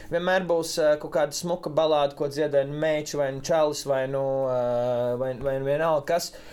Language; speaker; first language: Latvian; native; Latvian